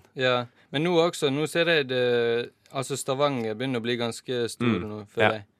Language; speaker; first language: Norwegian; native; Norwegian